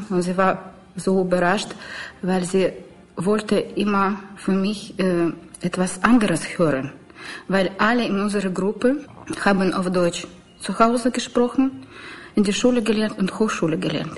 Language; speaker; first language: German; non-native, learner; Russian